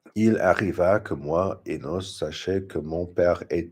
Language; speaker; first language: French; non-native, learner; English